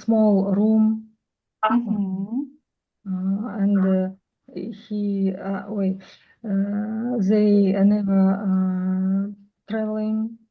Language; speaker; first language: English; non-native, learner; Russian